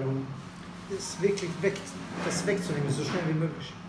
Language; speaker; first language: German; non-native, fluent; Swedish